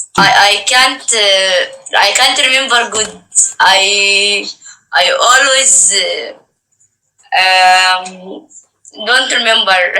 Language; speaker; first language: English; non-native, learner; Arabic